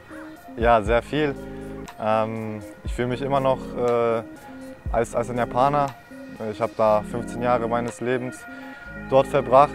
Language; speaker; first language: German; non-native, fluent; Japanese